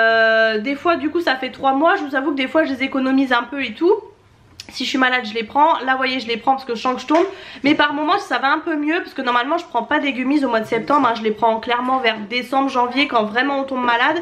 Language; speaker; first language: French; native; French